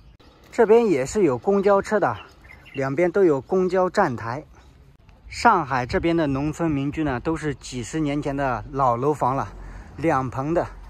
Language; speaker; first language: Chinese; native; Chinese